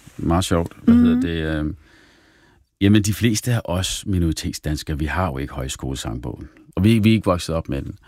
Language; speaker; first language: Danish; early bilingual, other home language; Arabic